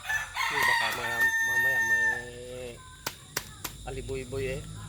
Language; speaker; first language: Filipino; non-native, local second language; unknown